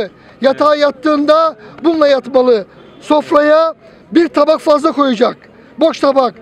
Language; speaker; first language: Turkish; native; Turkish